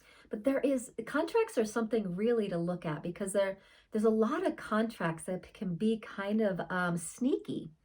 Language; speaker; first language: English; native; English